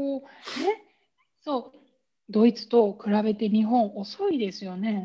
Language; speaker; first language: Japanese; non-native, learner; German